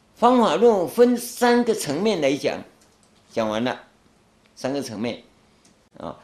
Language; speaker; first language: Chinese; non-native, local second language; Min Nan Chinese